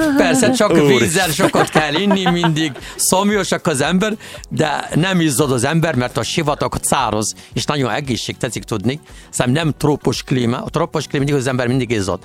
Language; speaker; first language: Hungarian; non-native, learner; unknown